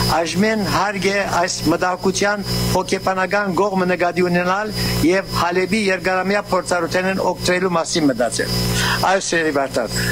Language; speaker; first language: Armenian; early bilingual, heritage; Armenian